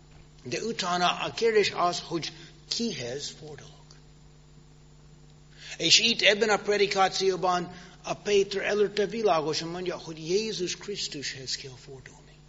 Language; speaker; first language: Hungarian; non-native, fluent; English